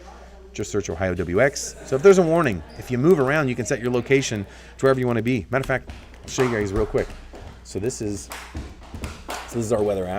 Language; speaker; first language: English; native; English